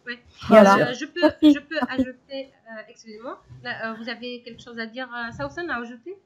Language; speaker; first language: French; non-native, local second language; Arabic